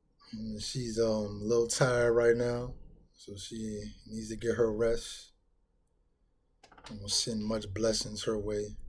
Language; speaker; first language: English; native; English